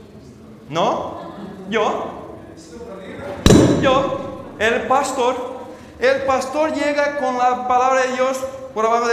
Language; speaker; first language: Spanish; non-native, fluent; Portuguese